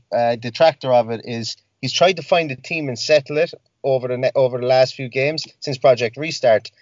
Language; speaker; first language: English; native; English